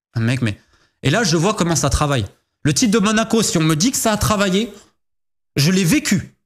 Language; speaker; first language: French; native; French